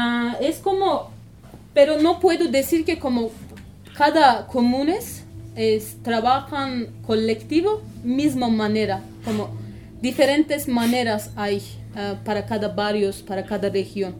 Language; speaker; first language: Spanish; non-native, learner; Kurdish